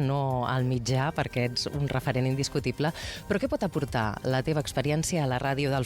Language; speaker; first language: Catalan; native; Catalan